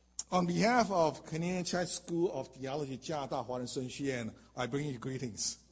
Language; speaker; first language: English; non-native, local second language; Chinese